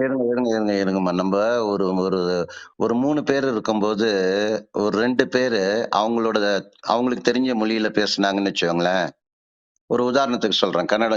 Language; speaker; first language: Tamil; native; Tamil